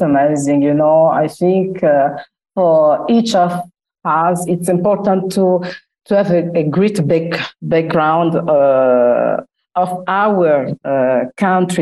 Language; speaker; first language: English; non-native, learner; Lingala